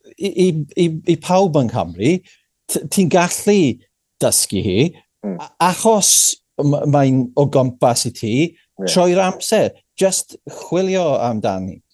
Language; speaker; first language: Welsh; non-native, local second language; English